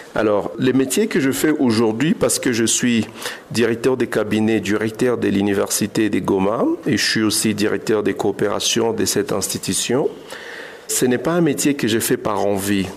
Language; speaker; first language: French; non-native, local second language; Swahili